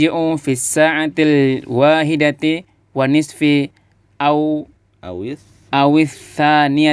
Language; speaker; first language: Arabic; non-native, learner; Indonesian